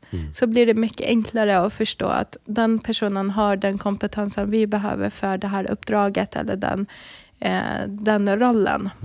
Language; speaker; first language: Swedish; early bilingual, other home language; Arabic